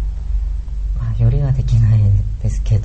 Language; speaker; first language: Japanese; non-native, learner; Korean